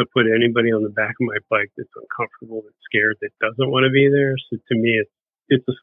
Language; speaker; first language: English; native; English